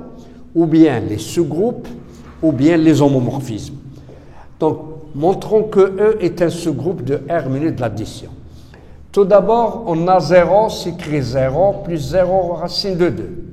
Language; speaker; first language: French; non-native, local second language; Arabic